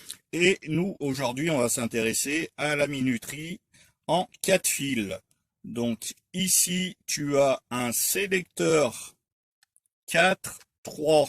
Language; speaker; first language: French; native; French